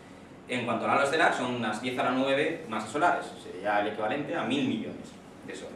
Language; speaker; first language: Spanish; native; Spanish